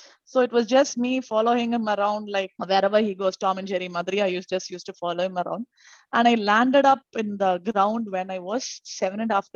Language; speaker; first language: English; non-native, local second language; Tamil